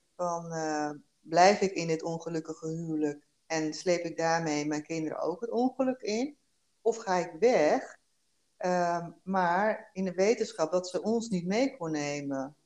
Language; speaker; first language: Dutch; early bilingual, other home language; Korean